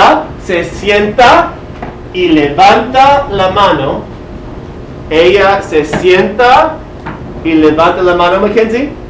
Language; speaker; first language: Spanish; non-native, fluent; English